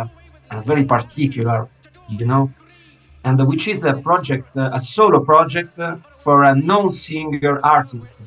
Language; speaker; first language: English; non-native, fluent; Italian